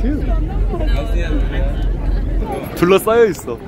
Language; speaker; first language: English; non-native, learner; Korean